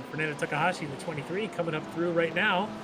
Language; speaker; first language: English; native; English